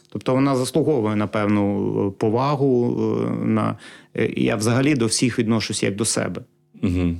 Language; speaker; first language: Ukrainian; native; Ukrainian